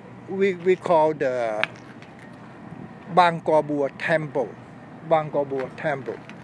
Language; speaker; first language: English; non-native, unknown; Thai